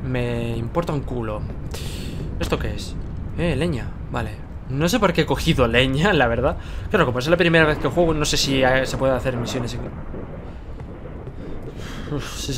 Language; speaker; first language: Spanish; native; Spanish